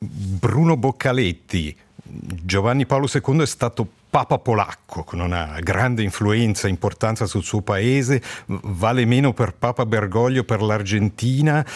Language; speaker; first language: Italian; native; Italian